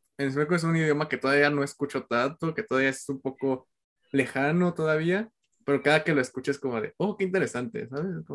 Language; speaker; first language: Spanish; native; Spanish